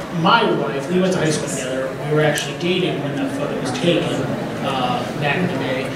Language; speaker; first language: English; native; English